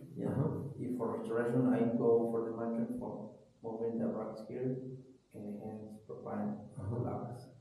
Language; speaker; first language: English; non-native, learner; Spanish